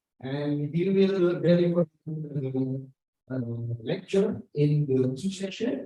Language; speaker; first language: English; non-native, learner; Indonesian